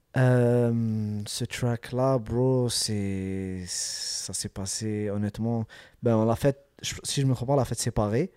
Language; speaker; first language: French; early bilingual, other home language; Arabic